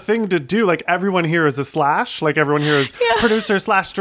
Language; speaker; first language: English; native; English